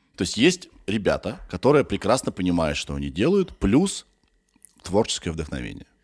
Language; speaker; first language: Russian; native; Russian